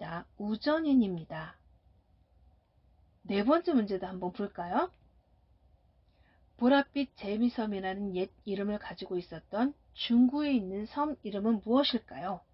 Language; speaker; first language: Korean; native; Korean